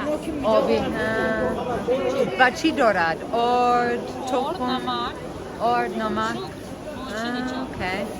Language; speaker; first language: Persian; non-native, learner; English